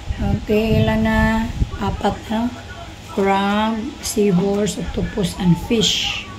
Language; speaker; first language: Filipino; non-native, local second language; Cebuano